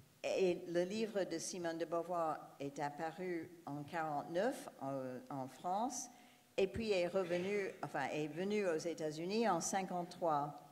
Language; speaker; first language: French; non-native, fluent; English